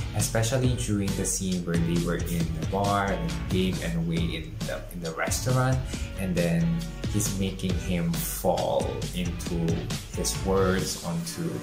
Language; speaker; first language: English; non-native, local second language; Filipino